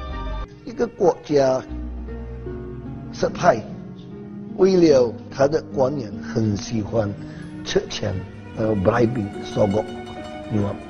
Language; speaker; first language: Chinese; non-native, learner; Hakka Chinese